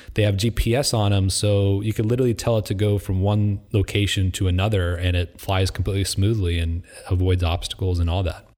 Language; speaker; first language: English; native; English